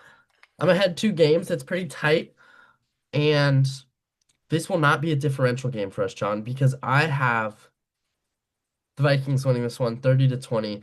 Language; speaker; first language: English; native; English